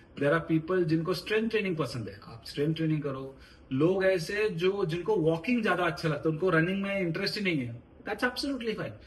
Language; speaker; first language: Hindi; non-native, local second language; Marathi